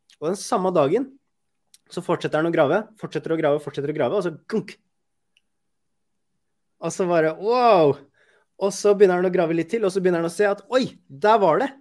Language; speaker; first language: Norwegian; native; Norwegian